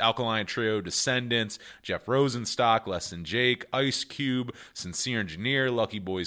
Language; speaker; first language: English; native; English